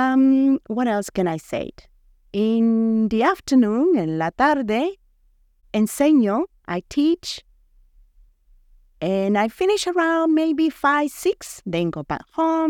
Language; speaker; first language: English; non-native, fluent; Spanish